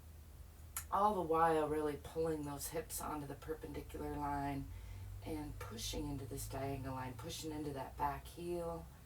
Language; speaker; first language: English; native; English